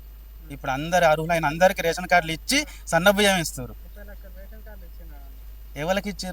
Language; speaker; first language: Telugu; native; Telugu